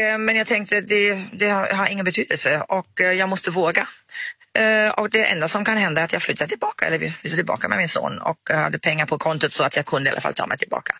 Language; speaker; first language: Swedish; non-native, fluent; German